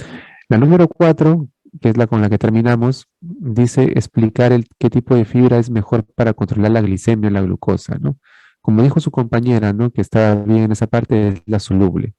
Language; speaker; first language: Spanish; native; Spanish